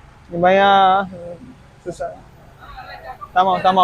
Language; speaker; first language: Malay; non-native, learner; Nepali